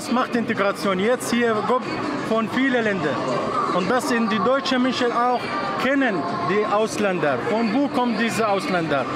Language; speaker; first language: German; non-native, learner; Arabic